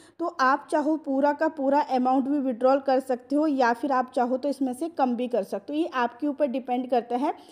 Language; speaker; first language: Hindi; non-native, local second language; Marathi